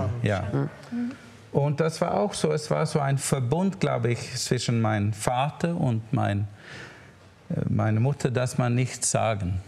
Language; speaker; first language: German; non-native, learner; Swedish